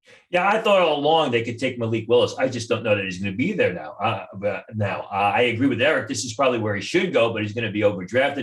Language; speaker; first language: English; native; English